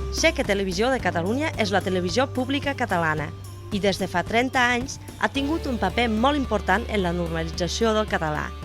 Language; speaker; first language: Catalan; non-native, fluent; German